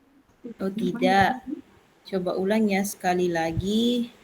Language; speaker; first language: Indonesian; native; Indonesian